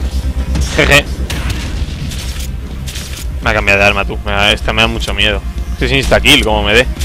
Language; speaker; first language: Spanish; native; Spanish